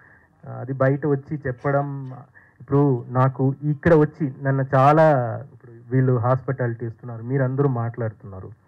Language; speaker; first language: Telugu; non-native, fluent; Tamil